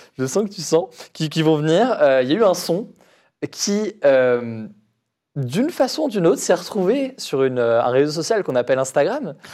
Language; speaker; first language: French; native; French